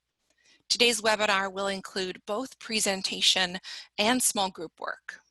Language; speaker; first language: English; native; English